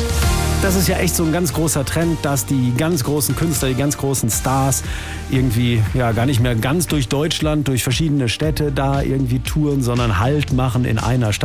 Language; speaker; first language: German; native; German